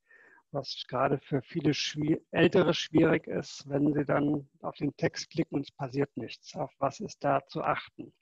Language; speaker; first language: German; native; German